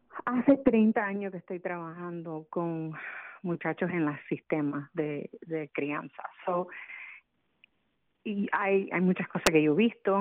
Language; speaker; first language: Spanish; early bilingual, other home language; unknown